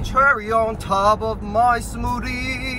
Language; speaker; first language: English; non-native, learner; Korean